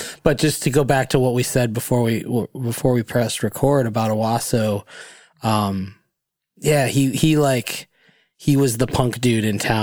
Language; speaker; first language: English; native; English